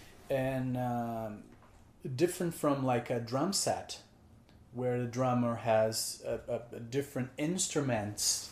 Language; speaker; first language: English; non-native, fluent; Portuguese